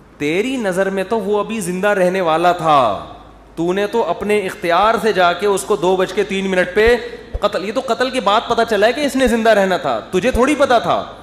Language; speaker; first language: Urdu; native; Urdu